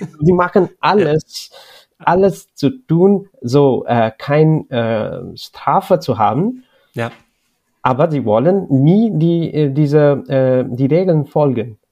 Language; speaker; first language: German; non-native, learner; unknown